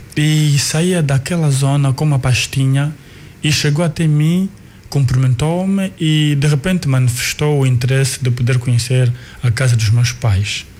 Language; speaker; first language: Portuguese; non-native, local second language; Kongo